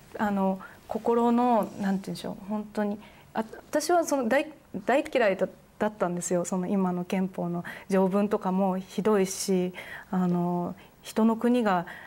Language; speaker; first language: Japanese; native; Japanese